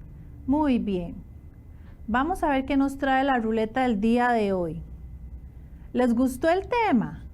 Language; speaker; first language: Spanish; native; Spanish